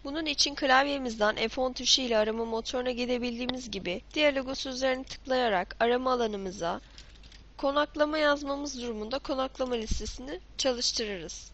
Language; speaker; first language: Turkish; native; Turkish